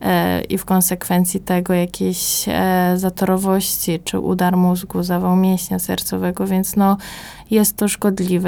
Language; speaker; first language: Polish; native; Polish